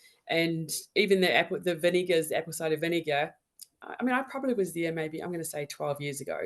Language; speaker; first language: English; native; English